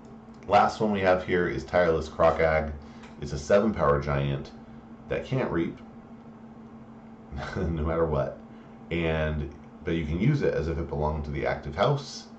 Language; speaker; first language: English; native; English